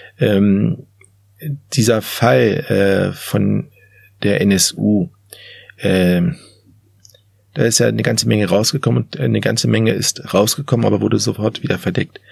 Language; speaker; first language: German; early bilingual, other home language; Turkish